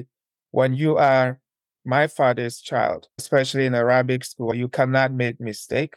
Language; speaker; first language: English; non-native, local second language; Akan